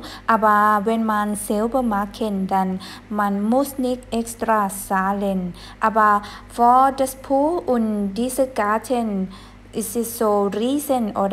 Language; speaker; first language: German; non-native, fluent; Thai